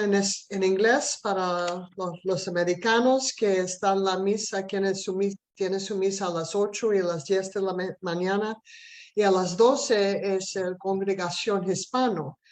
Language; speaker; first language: Spanish; non-native, fluent; English